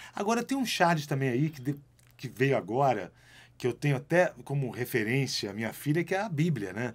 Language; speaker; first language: Portuguese; native; Portuguese